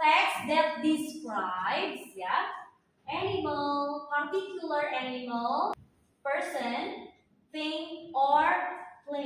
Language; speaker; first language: English; non-native, fluent; Indonesian